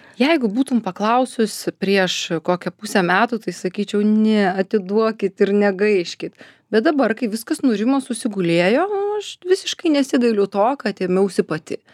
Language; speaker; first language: Lithuanian; native; Lithuanian